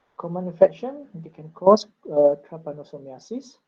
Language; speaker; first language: English; non-native, local second language; Malay